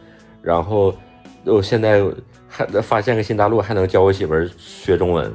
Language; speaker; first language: Chinese; native; Chinese